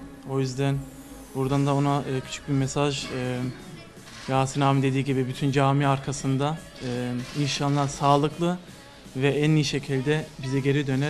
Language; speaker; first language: Turkish; early bilingual, other home language; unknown